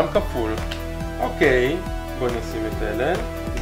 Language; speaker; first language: Hebrew; native; Hebrew